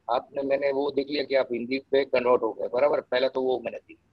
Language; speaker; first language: Hindi; non-native, local second language; Gujarati